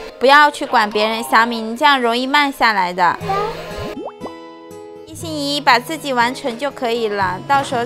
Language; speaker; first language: Chinese; native; Chinese